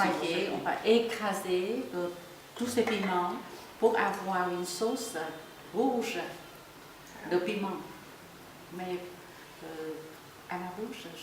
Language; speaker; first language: French; non-native, fluent; Vietnamese